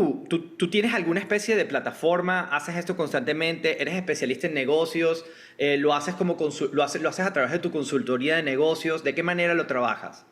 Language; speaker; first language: Spanish; native; Spanish